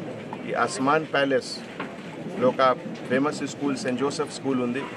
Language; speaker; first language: Telugu; native; Telugu